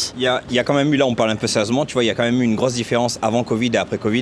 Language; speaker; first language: French; native; French